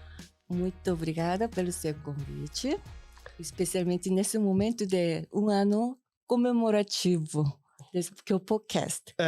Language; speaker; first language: Portuguese; non-native, fluent; Korean